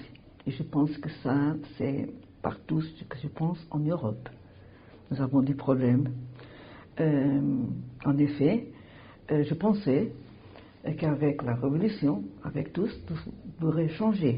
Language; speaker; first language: French; non-native, learner; Portuguese